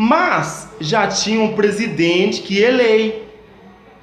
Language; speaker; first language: Portuguese; non-native, learner; Haitian Creole